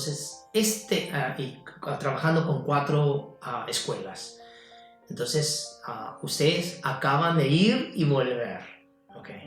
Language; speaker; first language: Spanish; non-native, fluent; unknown